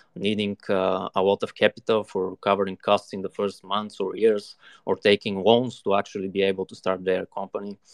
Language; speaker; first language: English; non-native, fluent; Bulgarian